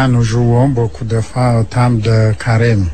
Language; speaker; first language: French; non-native, learner; Amharic